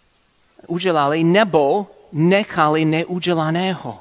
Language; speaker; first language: Czech; non-native, fluent; English